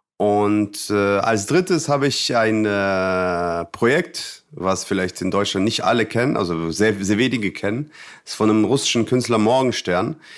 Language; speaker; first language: German; non-native, fluent; Russian